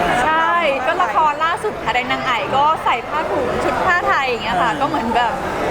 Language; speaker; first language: Thai; native; Thai